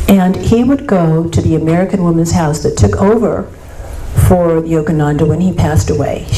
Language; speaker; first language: English; native; English